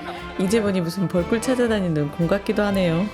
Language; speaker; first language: Korean; native; Korean